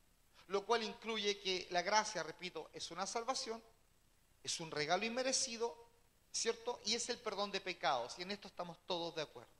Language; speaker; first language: Spanish; native; Spanish